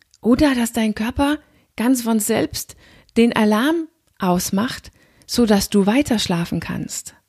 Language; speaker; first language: German; non-native, fluent; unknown